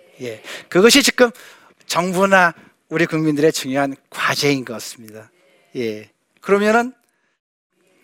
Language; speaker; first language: Korean; native; Korean